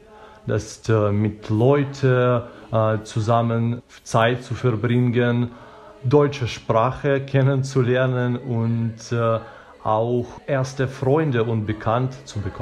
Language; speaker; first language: German; non-native, learner; Ukrainian